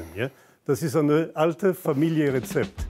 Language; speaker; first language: German; non-native, fluent; French